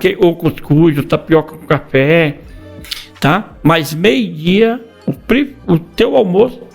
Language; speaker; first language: Portuguese; native; Portuguese